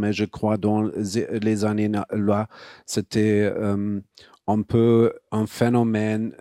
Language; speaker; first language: French; non-native, fluent; German